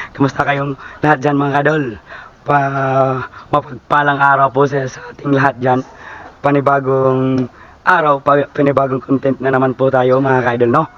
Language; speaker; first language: Filipino; native; Filipino